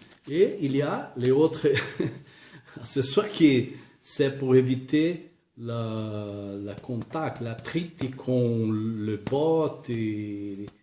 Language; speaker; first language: French; non-native, learner; Portuguese